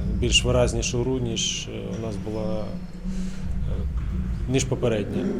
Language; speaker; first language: Ukrainian; non-native, local second language; Russian